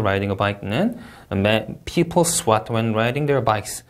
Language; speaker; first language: English; non-native, fluent; Korean